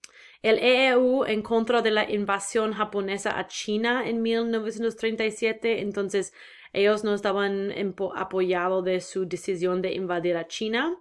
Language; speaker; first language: Spanish; non-native, fluent; English